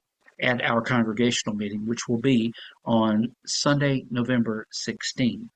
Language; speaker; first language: English; native; English